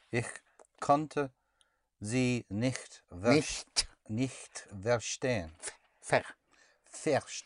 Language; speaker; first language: German; non-native, learner; English